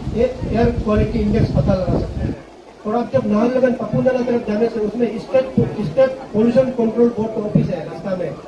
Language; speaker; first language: Hindi; non-native, local second language; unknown